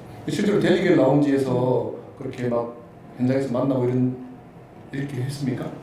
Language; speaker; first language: Korean; native; Korean